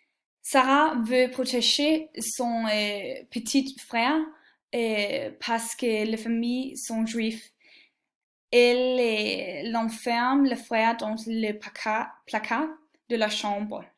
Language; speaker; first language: French; non-native, learner; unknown